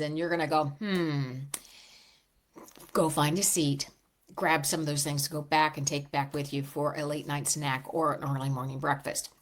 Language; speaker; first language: English; native; English